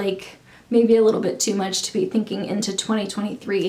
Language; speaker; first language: English; native; English